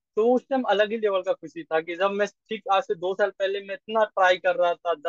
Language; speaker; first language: Hindi; native; Hindi